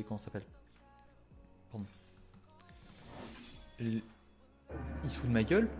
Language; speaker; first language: French; native; French